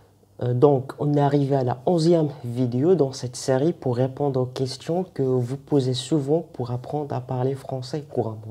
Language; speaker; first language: French; non-native, fluent; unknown